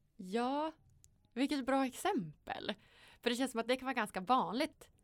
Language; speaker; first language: Swedish; native; Swedish